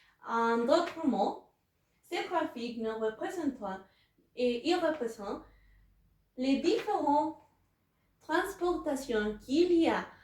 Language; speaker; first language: French; non-native, learner; Spanish